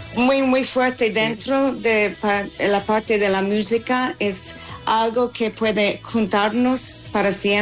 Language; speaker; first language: Spanish; non-native, fluent; English